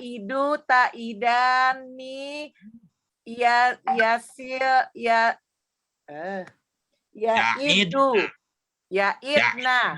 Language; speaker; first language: Arabic; non-native, learner; Indonesian